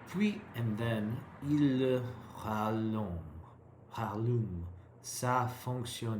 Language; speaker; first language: French; non-native, learner; English